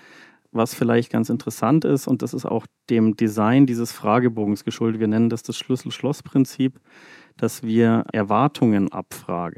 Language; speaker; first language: German; native; German